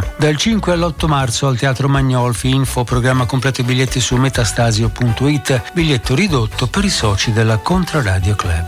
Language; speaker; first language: Italian; native; Italian